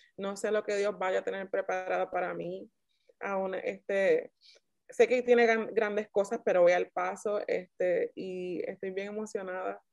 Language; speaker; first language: Spanish; native; Spanish